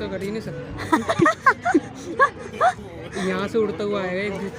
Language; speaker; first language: Hindi; native; Hindi